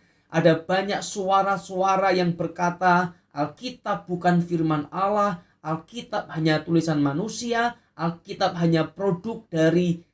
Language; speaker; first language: Indonesian; native; Indonesian